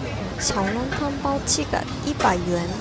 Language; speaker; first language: Chinese; non-native, learner; Japanese